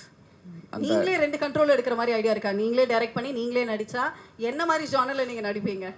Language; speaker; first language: Tamil; native; Tamil